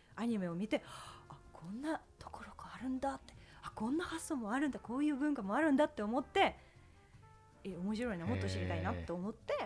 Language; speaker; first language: Japanese; non-native, fluent; Russian